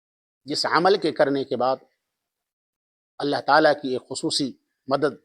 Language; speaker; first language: Urdu; native; Urdu